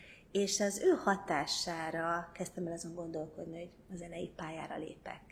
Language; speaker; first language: Hungarian; native; Hungarian